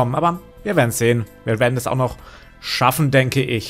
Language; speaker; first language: German; native; German